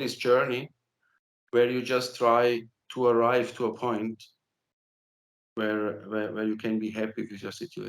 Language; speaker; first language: English; non-native, fluent; German